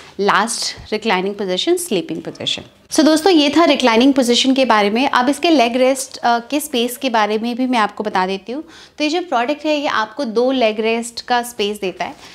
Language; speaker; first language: Hindi; native; Hindi